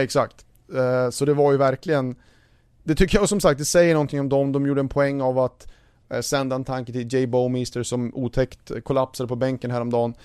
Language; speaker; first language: Swedish; native; Swedish